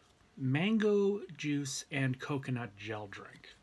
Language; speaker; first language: English; native; English